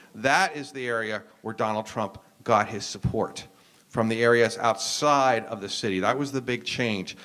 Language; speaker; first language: English; native; English